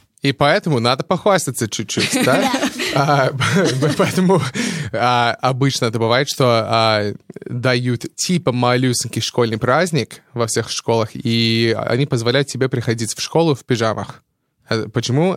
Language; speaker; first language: Russian; non-native, fluent; English